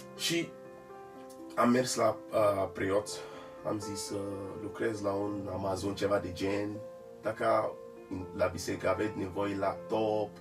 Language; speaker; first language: Romanian; non-native, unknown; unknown